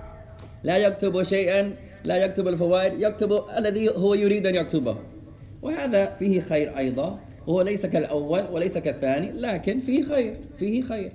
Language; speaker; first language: Arabic; non-native, fluent; English